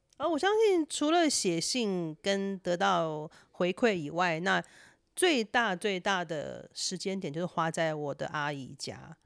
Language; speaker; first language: Chinese; native; Chinese